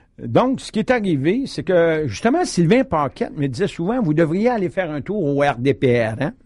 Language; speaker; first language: French; native; French